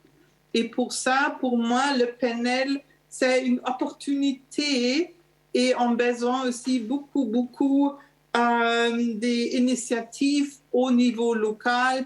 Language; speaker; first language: French; non-native, learner; German